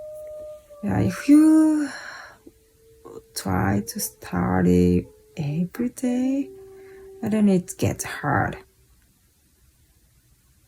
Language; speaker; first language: English; non-native, fluent; Japanese